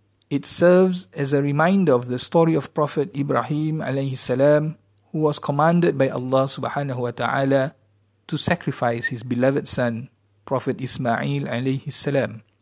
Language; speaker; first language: English; non-native, local second language; Malay